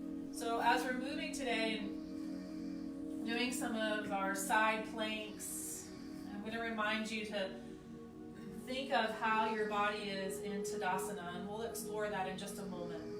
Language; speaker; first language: English; native; English